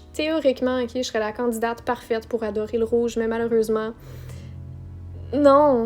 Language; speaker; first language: French; native; French